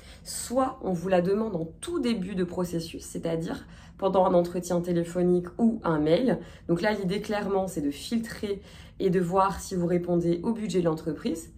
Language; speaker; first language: French; native; French